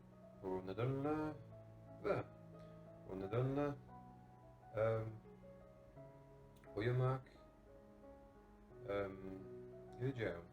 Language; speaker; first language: Turkish; non-native, learner; English